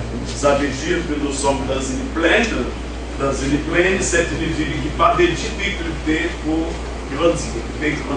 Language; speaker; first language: French; non-native, fluent; Portuguese